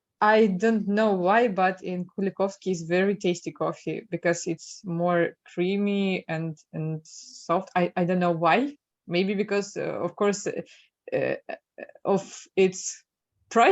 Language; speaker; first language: English; non-native, learner; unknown